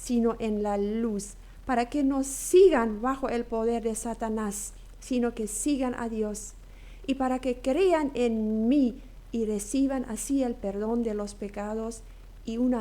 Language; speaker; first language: Spanish; non-native, local second language; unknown